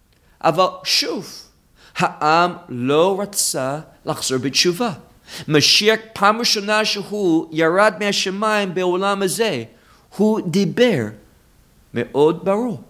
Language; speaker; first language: Hebrew; non-native, fluent; English